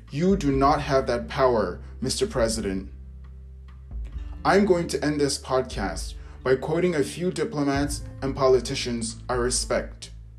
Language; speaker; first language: English; native; English